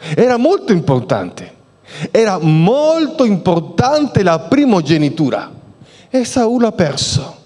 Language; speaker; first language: Italian; non-native, fluent; Spanish